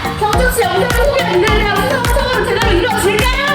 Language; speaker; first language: Korean; native; Korean